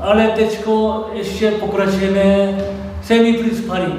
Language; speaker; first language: Czech; non-native, learner; Korean